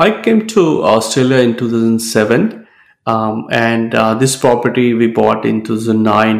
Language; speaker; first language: English; non-native, local second language; Hindi